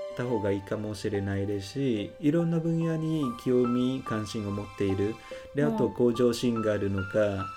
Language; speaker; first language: Japanese; non-native, fluent; Vietnamese